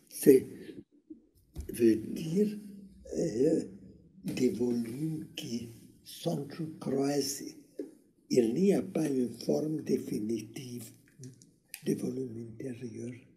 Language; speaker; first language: French; non-native, learner; Hungarian